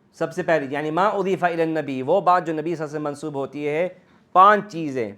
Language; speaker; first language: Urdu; early bilingual, heritage; Urdu